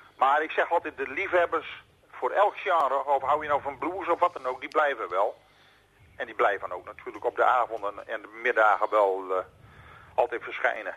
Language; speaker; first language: Dutch; native; Dutch